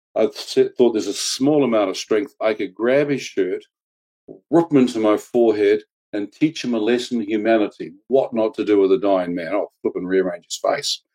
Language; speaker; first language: English; native; English